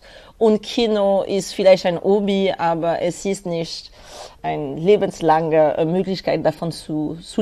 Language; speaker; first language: German; non-native, fluent; French